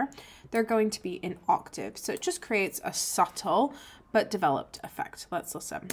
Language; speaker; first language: English; native; English